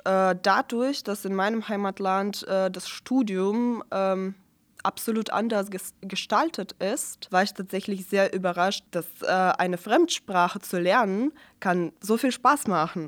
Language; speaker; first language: German; non-native, fluent; Russian